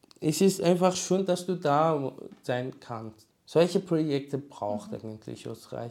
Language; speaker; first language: German; non-native, learner; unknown